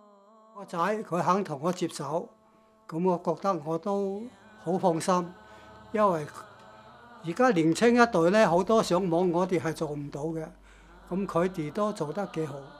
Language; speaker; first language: Cantonese; native; Cantonese